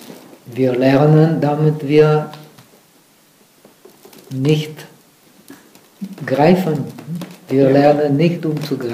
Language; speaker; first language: German; non-native, fluent; Czech